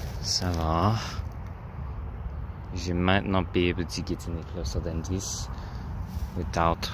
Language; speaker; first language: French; non-native, learner; English